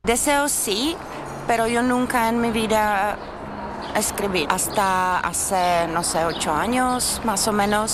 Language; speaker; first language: Spanish; non-native, fluent; Czech